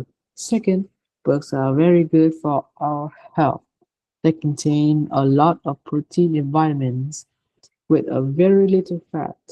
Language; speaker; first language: English; non-native, learner; Vietnamese